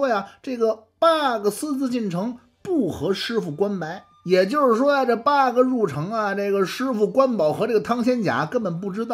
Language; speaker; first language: Chinese; native; Chinese